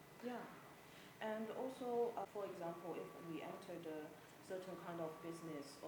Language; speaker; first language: English; non-native, fluent; Chinese